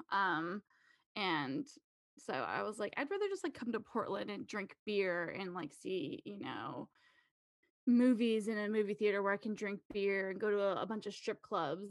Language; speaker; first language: English; native; English